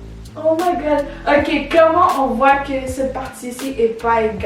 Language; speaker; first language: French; early bilingual, other home language; Spanish